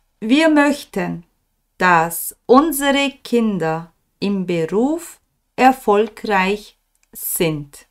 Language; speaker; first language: German; non-native, fluent; Turkish